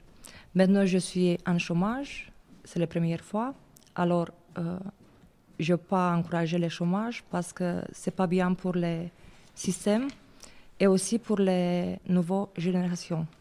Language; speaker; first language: French; non-native, learner; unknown